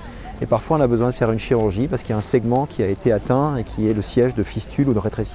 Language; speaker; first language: French; native; French